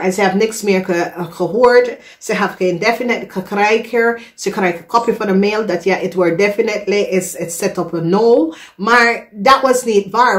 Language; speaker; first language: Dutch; non-native, learner; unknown